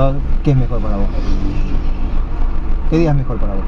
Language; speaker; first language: Spanish; native; Spanish